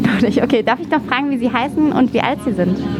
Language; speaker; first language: German; native; German